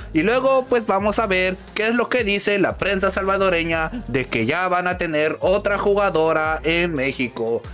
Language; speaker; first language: Spanish; native; Spanish